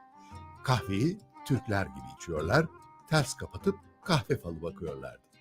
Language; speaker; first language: Turkish; native; Turkish